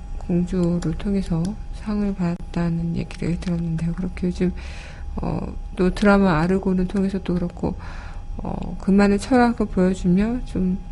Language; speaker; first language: Korean; native; Korean